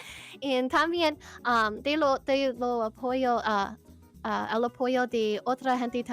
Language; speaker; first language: Spanish; non-native, learner; English